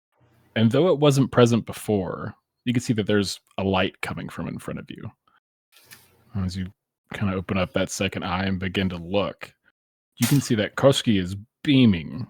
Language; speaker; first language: English; native; English